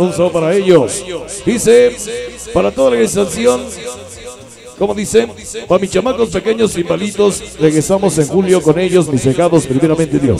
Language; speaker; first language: Spanish; native; Spanish